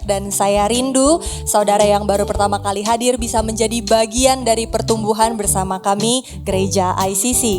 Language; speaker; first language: Indonesian; native; Indonesian